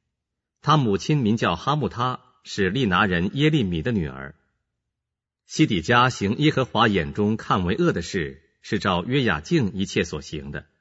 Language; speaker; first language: Chinese; native; Chinese